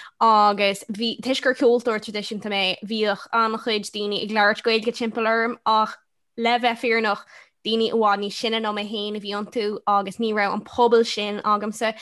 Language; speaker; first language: Irish; non-native, local second language; English